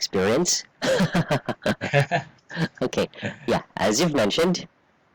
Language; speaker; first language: English; non-native, fluent; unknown